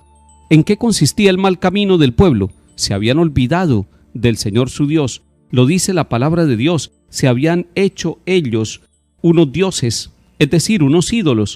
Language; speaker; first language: Spanish; native; Spanish